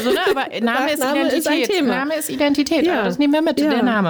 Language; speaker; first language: German; native; German